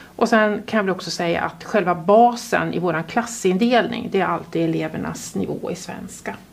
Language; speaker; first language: Swedish; native; Swedish